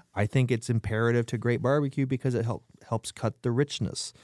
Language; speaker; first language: English; native; English